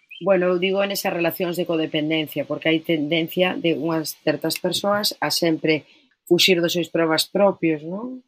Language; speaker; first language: Galician; non-native, local second language; Spanish